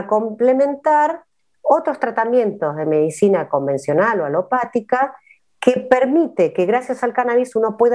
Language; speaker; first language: Spanish; native; Spanish